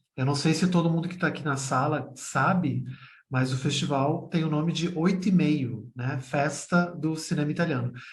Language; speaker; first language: Portuguese; native; Portuguese